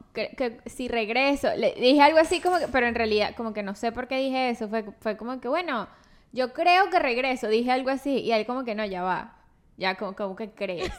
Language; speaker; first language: Spanish; native; Spanish